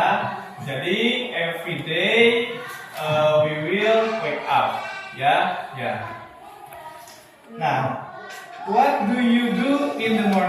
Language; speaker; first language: English; non-native, learner; Indonesian